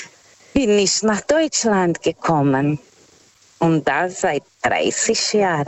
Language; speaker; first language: German; non-native, fluent; Portuguese